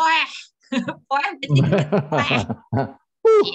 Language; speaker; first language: Dutch; non-native, learner; Indonesian